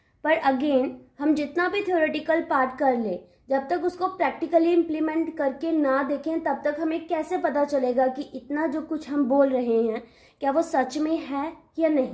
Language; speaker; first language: Hindi; native; Hindi